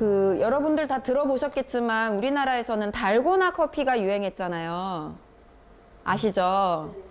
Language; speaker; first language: Korean; native; Korean